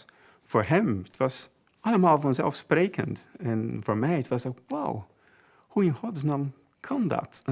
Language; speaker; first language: Dutch; non-native, fluent; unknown